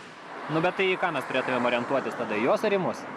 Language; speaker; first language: Lithuanian; native; Lithuanian